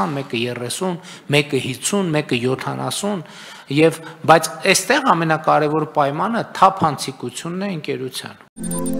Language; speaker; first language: Armenian; native; Armenian